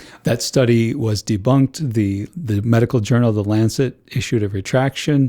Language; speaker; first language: English; native; English